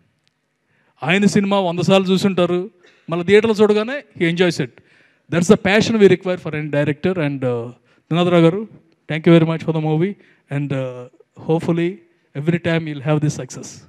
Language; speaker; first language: Telugu; native; Telugu